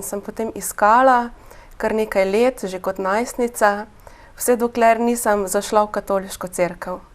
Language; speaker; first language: Slovenian; native; Slovenian